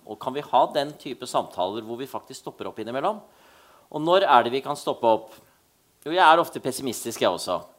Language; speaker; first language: Norwegian; native; Norwegian